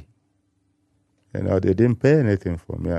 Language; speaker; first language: English; non-native, local second language; Igbo